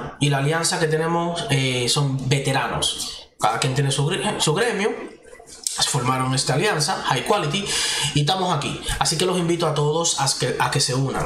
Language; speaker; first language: Spanish; native; Spanish